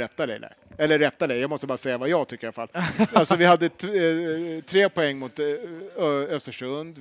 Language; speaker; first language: Swedish; native; Swedish